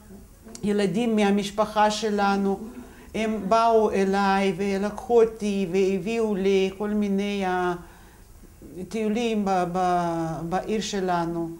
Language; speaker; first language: Hebrew; non-native, fluent; Russian